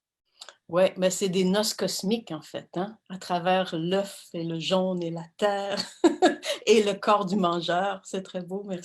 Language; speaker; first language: French; native; French